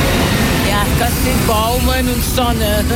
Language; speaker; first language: German; non-native, learner; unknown